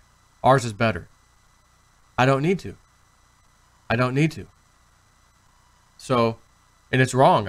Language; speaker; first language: English; native; English